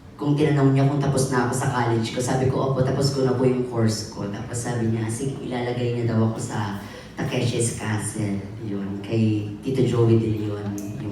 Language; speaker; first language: Filipino; native; Filipino